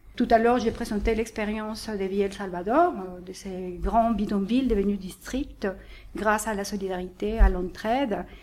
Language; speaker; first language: French; non-native, fluent; Spanish